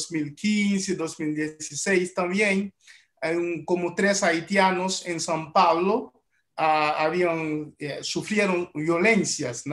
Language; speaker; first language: Spanish; non-native, fluent; Haitian Creole